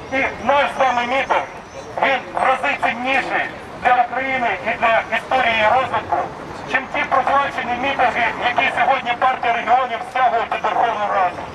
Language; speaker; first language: Ukrainian; native; Ukrainian